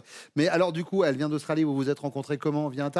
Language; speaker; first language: French; native; French